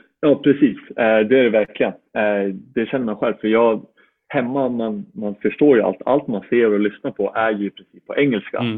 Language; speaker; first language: Swedish; native; Swedish